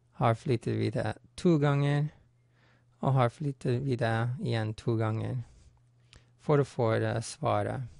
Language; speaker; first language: Norwegian; non-native, fluent; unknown